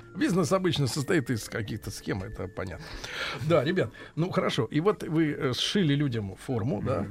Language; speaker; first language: Russian; native; Russian